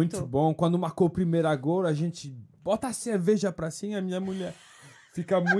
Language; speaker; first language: Portuguese; non-native, fluent; French